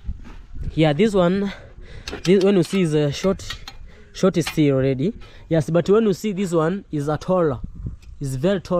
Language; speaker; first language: English; non-native, learner; Swahili